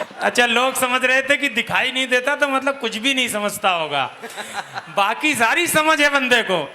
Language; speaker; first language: Hindi; native; Hindi